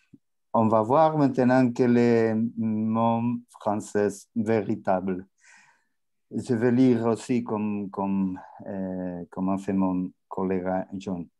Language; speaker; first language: French; non-native, learner; Spanish